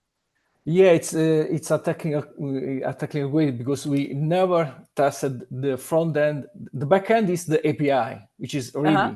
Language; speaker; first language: English; non-native, learner; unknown